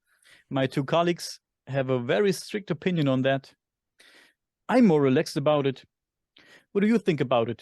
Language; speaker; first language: English; non-native, fluent; German